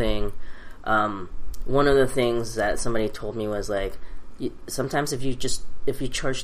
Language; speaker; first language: English; early bilingual, other home language; Cantonese